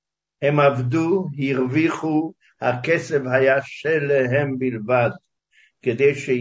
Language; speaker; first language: Hebrew; early bilingual, other home language; Hungarian